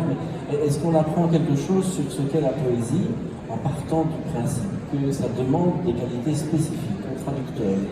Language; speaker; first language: French; native; French